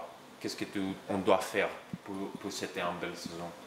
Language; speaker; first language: French; non-native, learner; Greek